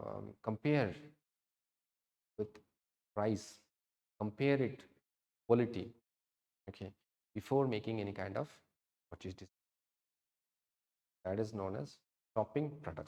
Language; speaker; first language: English; non-native, local second language; Odia